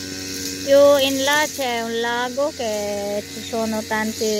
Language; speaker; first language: Italian; non-native, fluent; Filipino